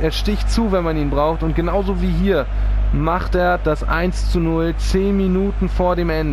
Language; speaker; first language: German; native; German